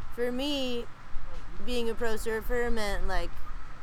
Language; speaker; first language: English; native; English